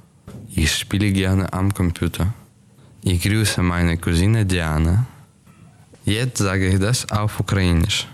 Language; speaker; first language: German; early bilingual, other home language; Ukrainian